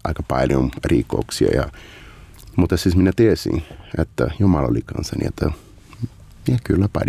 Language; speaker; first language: Finnish; non-native, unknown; Portuguese